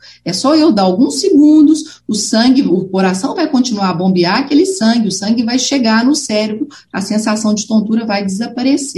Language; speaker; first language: Portuguese; native; Portuguese